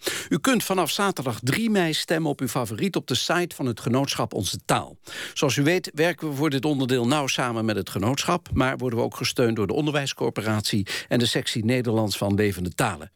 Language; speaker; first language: Dutch; native; Dutch